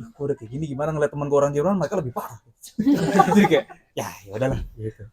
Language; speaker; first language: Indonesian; early bilingual, heritage; Indonesian